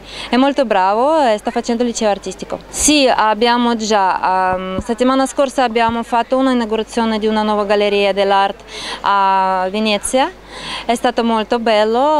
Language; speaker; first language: Italian; non-native, learner; Russian